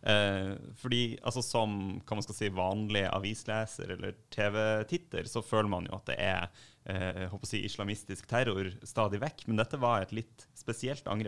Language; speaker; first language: Norwegian; native; Norwegian